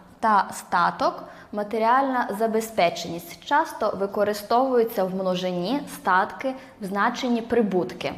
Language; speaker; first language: Ukrainian; native; Ukrainian